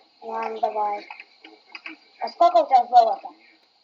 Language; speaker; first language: Russian; native; Russian